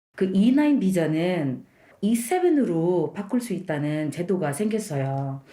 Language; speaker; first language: Korean; non-native, fluent; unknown